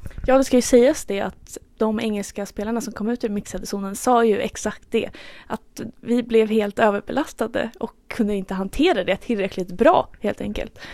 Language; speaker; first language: Swedish; native; Swedish